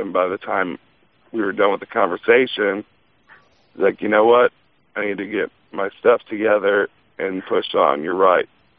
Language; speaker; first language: English; native; English